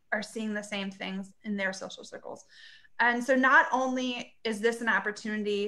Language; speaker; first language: English; native; English